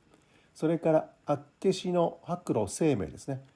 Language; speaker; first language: Japanese; native; Japanese